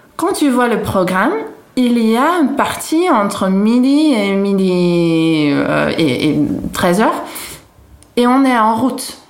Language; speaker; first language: French; non-native, fluent; Dutch